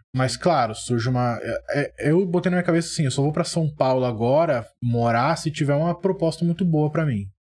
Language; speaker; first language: Portuguese; native; Portuguese